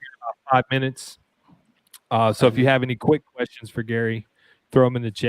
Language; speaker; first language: English; native; English